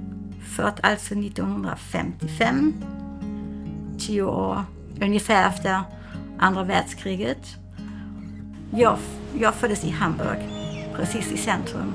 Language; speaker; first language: Swedish; non-native, fluent; German